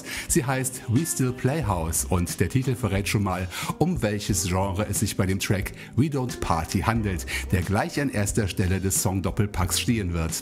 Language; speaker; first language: German; native; German